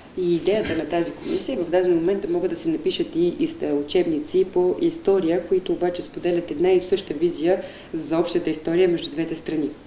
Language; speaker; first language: Bulgarian; native; Bulgarian